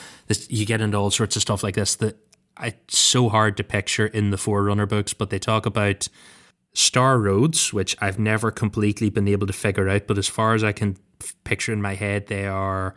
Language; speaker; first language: English; native; English